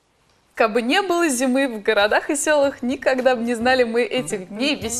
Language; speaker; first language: Russian; native; Russian